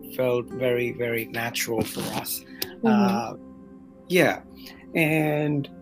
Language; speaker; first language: English; non-native, local second language; Tamil